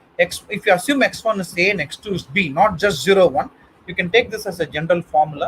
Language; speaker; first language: English; non-native, local second language; Tamil